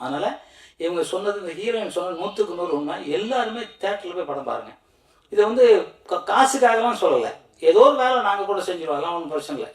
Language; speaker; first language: Tamil; native; Tamil